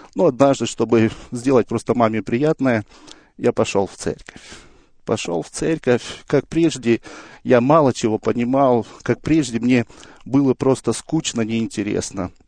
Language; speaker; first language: Russian; native; Russian